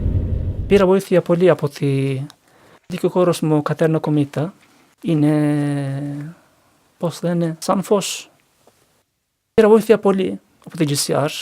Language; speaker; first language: Greek; non-native, learner; Turkish